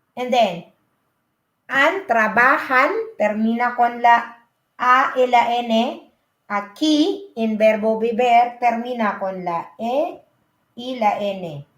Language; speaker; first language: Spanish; non-native, learner; Filipino